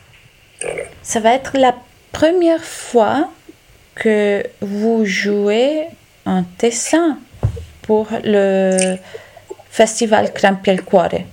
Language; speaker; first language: French; non-native, learner; Italian